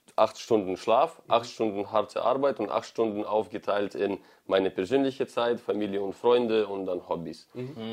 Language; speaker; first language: German; non-native, fluent; Ukrainian